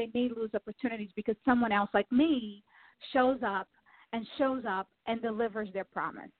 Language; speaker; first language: English; non-native, fluent; Portuguese